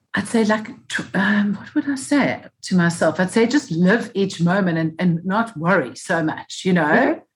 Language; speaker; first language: English; native; English